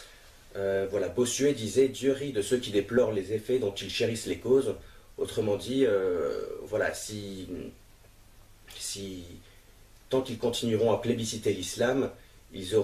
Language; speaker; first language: French; native; French